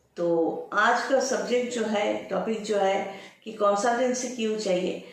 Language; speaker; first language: Hindi; non-native, local second language; Bangla